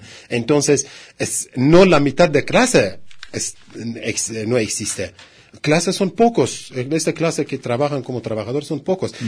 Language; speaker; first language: Spanish; non-native, learner; Kurdish